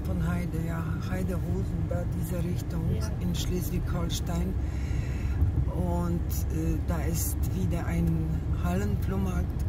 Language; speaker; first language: German; non-native, fluent; Polish